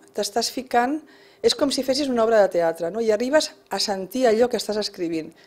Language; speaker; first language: Catalan; non-native, local second language; Spanish